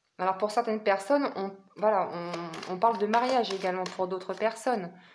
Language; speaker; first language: French; native; French